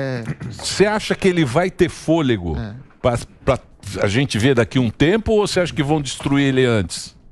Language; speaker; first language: Portuguese; native; Portuguese